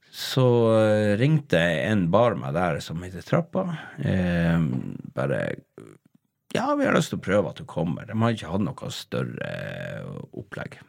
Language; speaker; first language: Norwegian; native; Norwegian